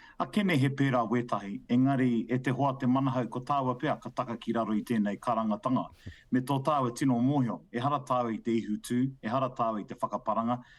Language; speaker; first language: Māori; non-native, local second language; English